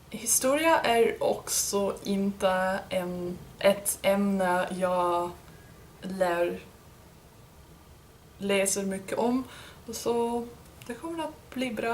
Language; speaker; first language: Swedish; non-native, learner; English